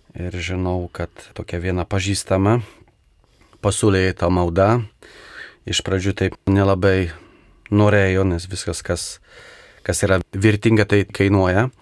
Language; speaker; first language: Lithuanian; non-native, local second language; Polish